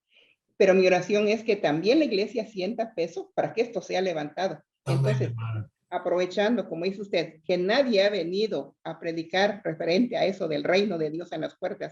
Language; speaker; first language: Spanish; native; Spanish